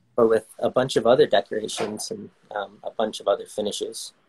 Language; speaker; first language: English; native; English